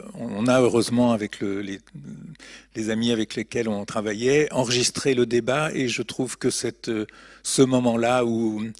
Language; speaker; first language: French; native; French